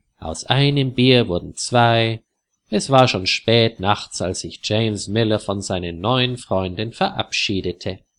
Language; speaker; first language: German; native; German